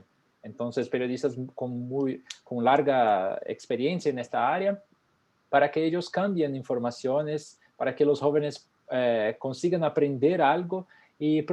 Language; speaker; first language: Spanish; non-native, fluent; Portuguese